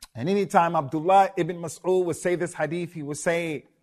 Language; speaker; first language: English; native; English